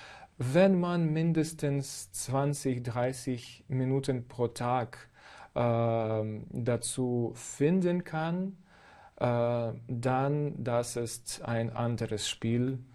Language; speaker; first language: German; non-native, fluent; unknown